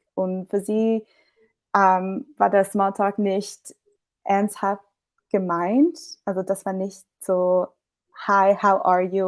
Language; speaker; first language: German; non-native, fluent; English